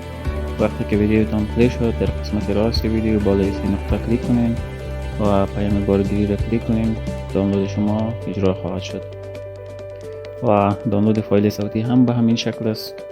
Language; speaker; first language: Persian; native; Persian